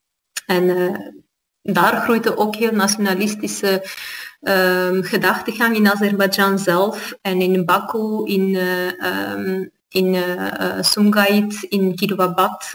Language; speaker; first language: Dutch; non-native, fluent; Armenian